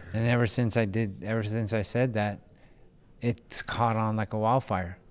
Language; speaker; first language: English; early bilingual, other home language; Filipino